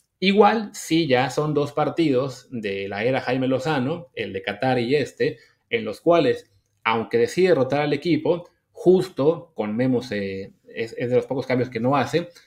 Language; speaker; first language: Spanish; native; Spanish